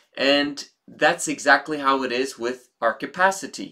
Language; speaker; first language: English; native; English